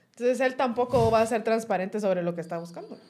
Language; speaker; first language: Spanish; native; Spanish